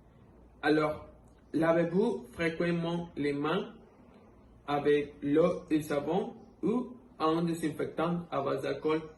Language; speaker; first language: French; non-native, fluent; Spanish